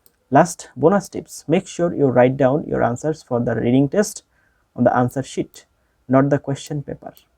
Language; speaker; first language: English; non-native, local second language; Bangla